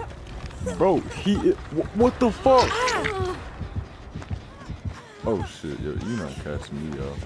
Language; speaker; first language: English; native; English